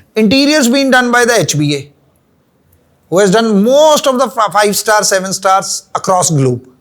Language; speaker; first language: English; non-native, local second language; Punjabi